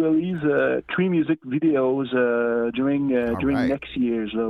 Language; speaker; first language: English; non-native, fluent; Innu-aimun